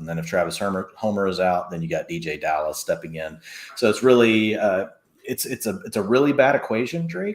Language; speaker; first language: English; native; English